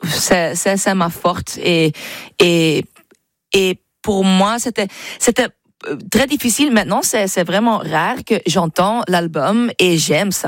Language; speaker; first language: French; non-native, learner; Dutch